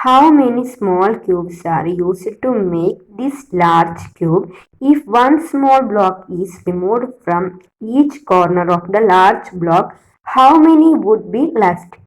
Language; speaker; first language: English; non-native, local second language; Malayalam